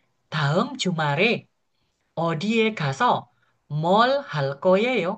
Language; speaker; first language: Korean; non-native, fluent; Indonesian